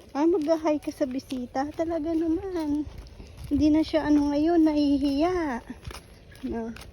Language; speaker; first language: Filipino; native; Filipino